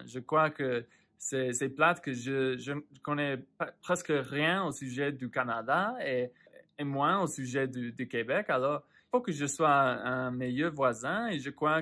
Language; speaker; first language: French; non-native, fluent; English